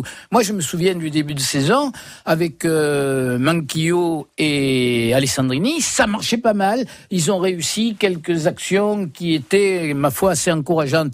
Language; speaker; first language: French; native; French